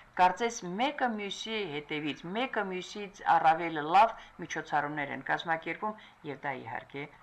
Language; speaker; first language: Armenian; native; Armenian